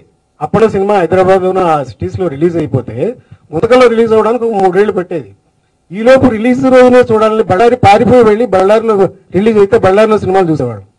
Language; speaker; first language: Telugu; native; Telugu